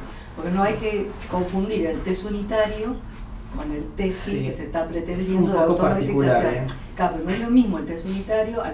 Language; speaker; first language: Spanish; native; Spanish